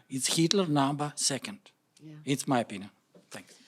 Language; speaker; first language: English; non-native, learner; Russian